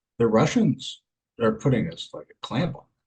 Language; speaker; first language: English; native; English